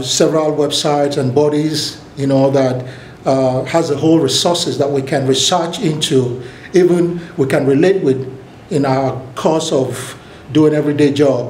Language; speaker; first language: English; native; English